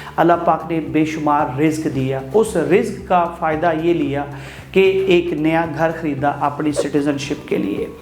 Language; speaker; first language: Urdu; native; Urdu